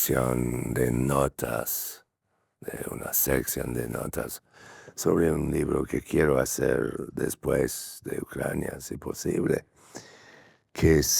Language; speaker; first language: Spanish; non-native, fluent; English